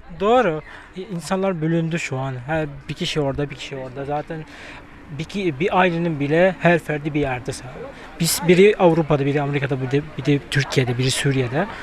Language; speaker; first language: Turkish; non-native, fluent; Adyghe